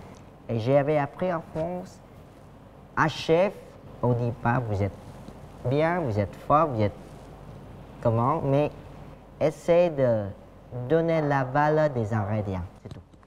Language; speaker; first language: French; non-native, fluent; Vietnamese